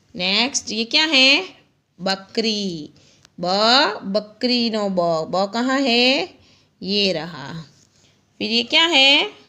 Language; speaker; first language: Hindi; non-native, local second language; Gujarati